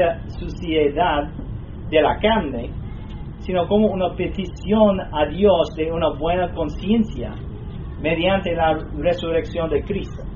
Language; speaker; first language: Spanish; non-native, fluent; English